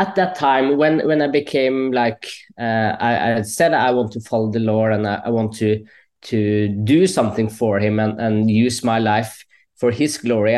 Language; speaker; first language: English; non-native, fluent; Norwegian